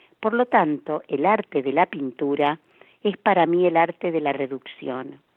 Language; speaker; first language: Spanish; native; Spanish